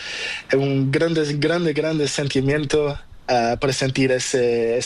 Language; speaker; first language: Spanish; non-native, learner; Portuguese